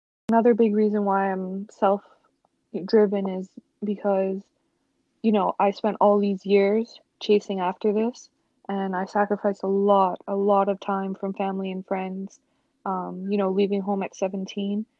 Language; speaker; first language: English; early bilingual, other home language; Spanish